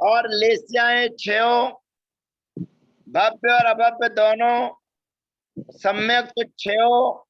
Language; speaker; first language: Hindi; native; Hindi